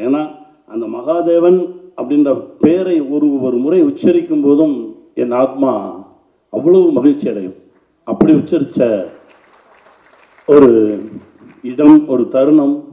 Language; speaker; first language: Tamil; native; Tamil